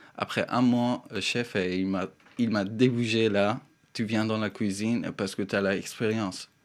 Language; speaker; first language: French; non-native, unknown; Persian